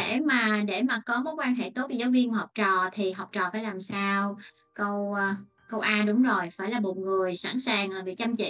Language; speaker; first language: Vietnamese; native; Vietnamese